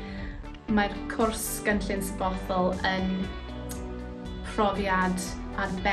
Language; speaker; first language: Welsh; non-native, local second language; English